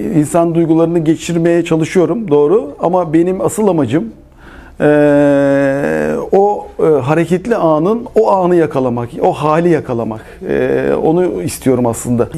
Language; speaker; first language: Turkish; native; Turkish